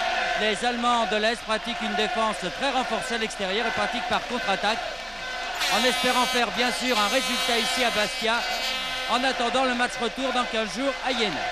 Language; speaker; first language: French; native; French